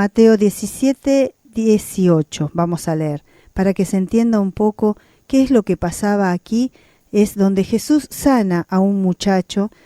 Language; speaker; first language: Spanish; native; Spanish